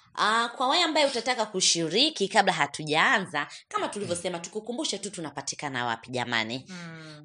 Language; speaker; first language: Swahili; native; Swahili